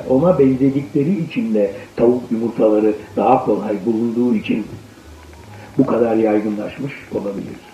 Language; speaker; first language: Turkish; native; Turkish